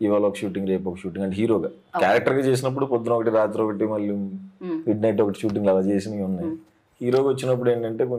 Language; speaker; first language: Telugu; native; Telugu